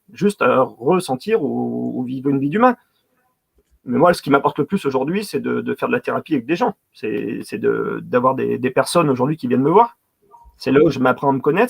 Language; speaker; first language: French; native; French